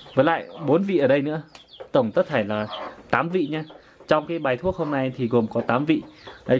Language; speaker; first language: Vietnamese; non-native, local second language; Iu Mien